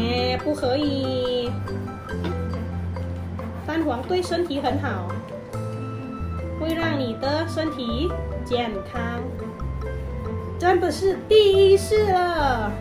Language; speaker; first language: Chinese; non-native, fluent; Thai